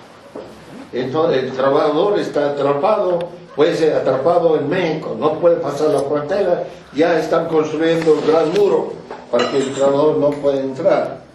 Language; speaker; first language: Spanish; non-native, fluent; English